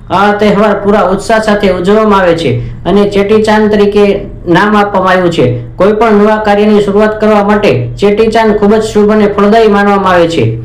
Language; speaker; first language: Gujarati; native; Gujarati